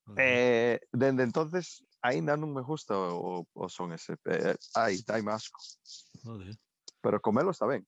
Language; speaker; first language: Galician; non-native, local second language; Spanish